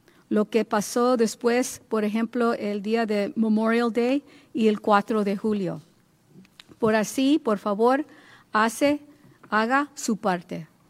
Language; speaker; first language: Spanish; early bilingual, heritage; Spanish